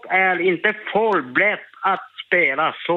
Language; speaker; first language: Swedish; non-native, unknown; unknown